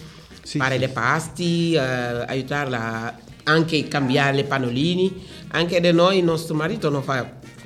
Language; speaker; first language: Italian; non-native, learner; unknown